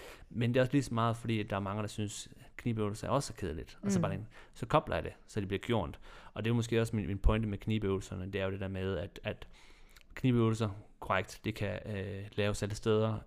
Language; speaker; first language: Danish; native; Danish